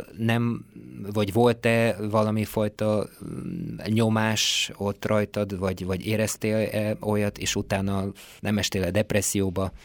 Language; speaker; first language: Hungarian; native; Hungarian